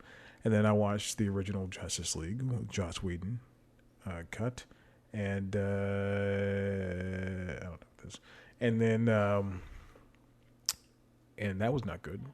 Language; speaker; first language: English; native; English